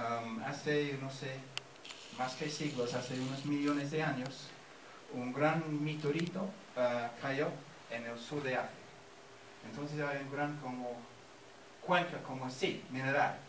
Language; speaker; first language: Spanish; non-native, fluent; English